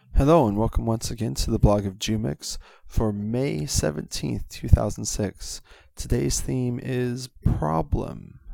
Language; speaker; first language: English; native; English